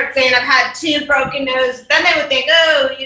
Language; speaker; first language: English; native; English